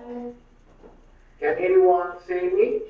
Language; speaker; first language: English; non-native, fluent; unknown